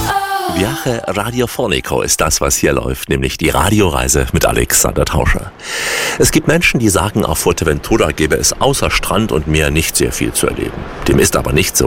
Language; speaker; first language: German; native; German